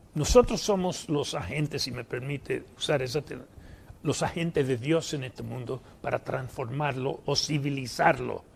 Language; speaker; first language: Spanish; early bilingual, heritage; Spanish